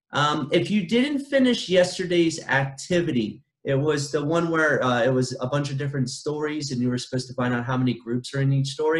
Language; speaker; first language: English; native; English